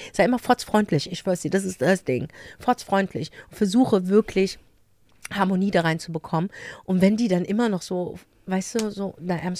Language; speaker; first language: German; native; German